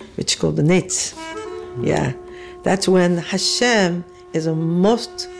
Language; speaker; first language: English; non-native, fluent; Korean